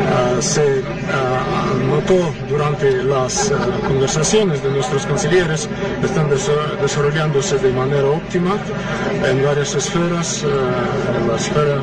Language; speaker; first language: Spanish; non-native, fluent; Russian